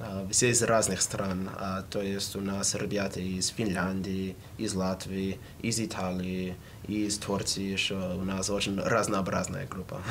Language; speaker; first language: Russian; non-native, fluent; English